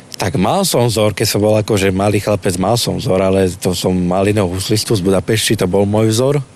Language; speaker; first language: Slovak; native; Slovak